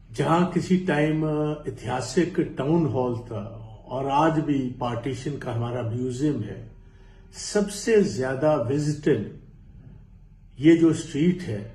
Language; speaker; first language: Hindi; non-native, local second language; Punjabi